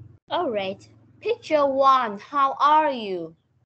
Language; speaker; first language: English; non-native, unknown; Vietnamese